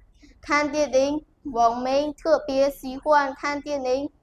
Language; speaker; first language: Chinese; non-native, learner; Khmer